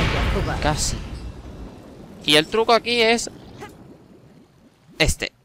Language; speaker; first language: Spanish; native; Spanish